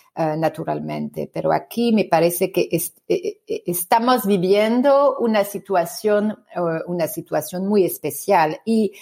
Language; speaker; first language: Spanish; non-native, fluent; French